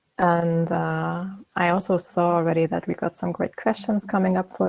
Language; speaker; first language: English; non-native, fluent; German